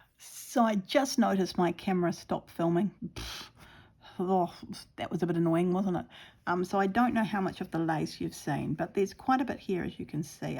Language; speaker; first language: English; native; English